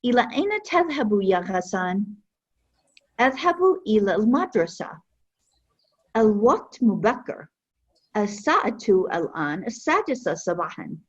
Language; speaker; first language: Arabic; non-native, fluent; English